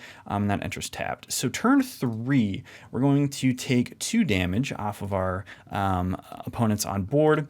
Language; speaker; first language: English; native; English